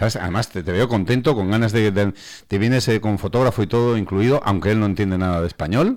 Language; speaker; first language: Spanish; native; Spanish